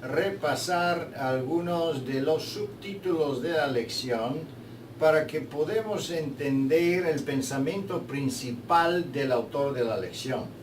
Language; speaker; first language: Spanish; non-native, fluent; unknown